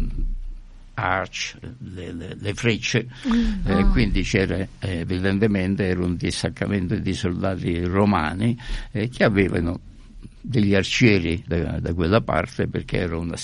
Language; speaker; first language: Italian; native; Italian